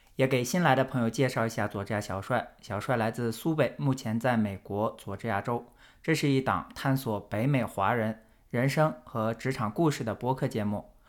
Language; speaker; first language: Chinese; native; Chinese